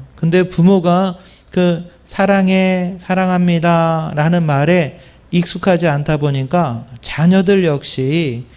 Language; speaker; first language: Korean; native; Korean